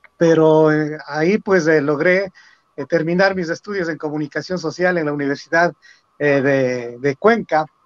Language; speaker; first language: Spanish; native; Spanish